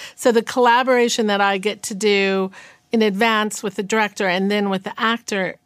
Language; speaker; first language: English; native; English